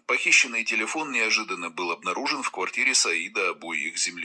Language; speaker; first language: Russian; native; Russian